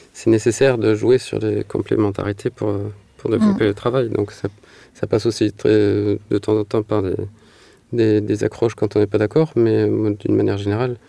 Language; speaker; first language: French; native; French